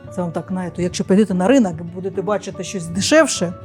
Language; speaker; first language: Ukrainian; native; Ukrainian